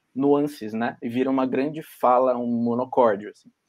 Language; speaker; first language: Portuguese; native; Portuguese